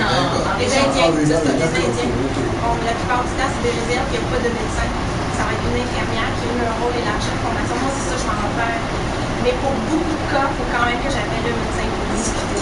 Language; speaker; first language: French; native; French